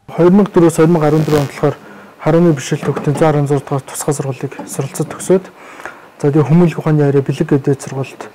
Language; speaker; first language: Mongolian; native; Mongolian